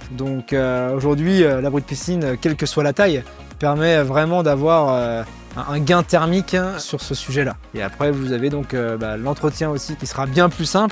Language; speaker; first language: French; native; French